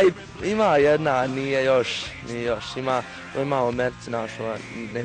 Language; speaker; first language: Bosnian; early bilingual, heritage; Bosnian